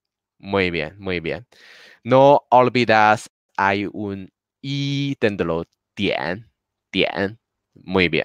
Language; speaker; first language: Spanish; non-native, learner; Chinese